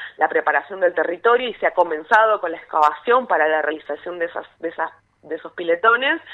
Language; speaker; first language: Spanish; native; Spanish